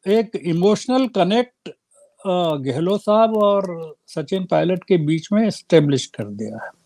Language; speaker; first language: Hindi; native; Hindi